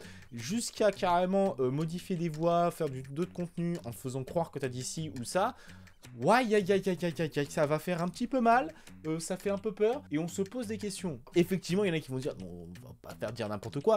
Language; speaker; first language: French; native; French